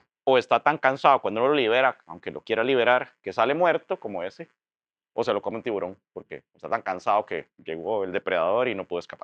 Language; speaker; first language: Spanish; native; Spanish